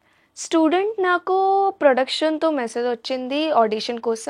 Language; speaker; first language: Telugu; non-native, learner; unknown